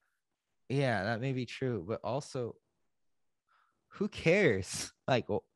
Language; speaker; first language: English; native; English